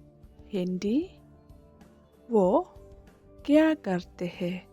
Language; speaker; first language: Hindi; non-native, local second language; Khasi